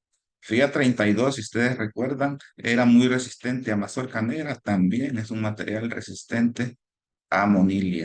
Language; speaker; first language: Spanish; native; Spanish